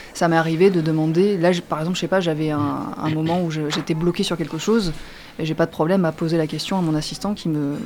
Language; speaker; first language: French; native; French